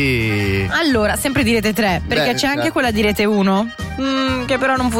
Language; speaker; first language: Italian; native; Italian